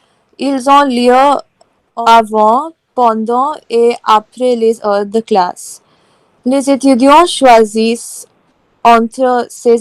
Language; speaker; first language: French; non-native, learner; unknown